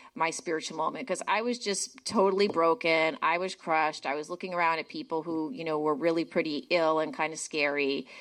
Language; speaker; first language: English; native; English